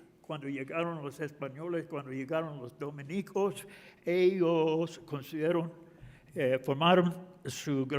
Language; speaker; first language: Spanish; non-native, fluent; English